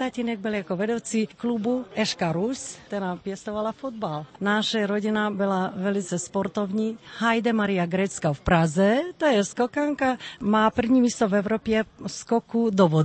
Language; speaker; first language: Czech; non-native, fluent; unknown